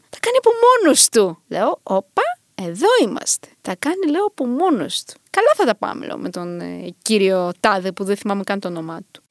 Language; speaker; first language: Greek; early bilingual, other home language; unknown